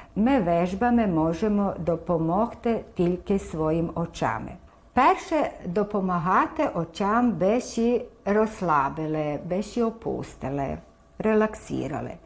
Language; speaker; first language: Ukrainian; early bilingual, heritage; Ukrainian